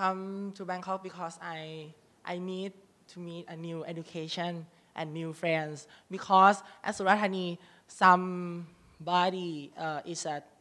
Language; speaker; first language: English; non-native, learner; Thai